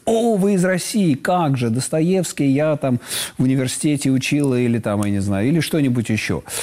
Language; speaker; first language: Russian; native; Russian